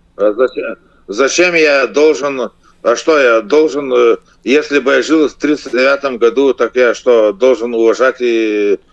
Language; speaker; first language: Russian; non-native, local second language; Lithuanian